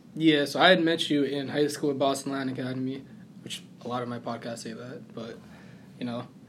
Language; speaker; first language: English; native; English